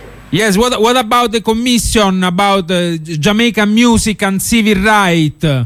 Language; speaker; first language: English; non-native, learner; Italian